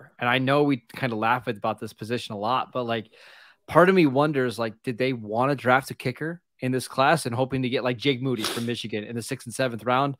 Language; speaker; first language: English; native; English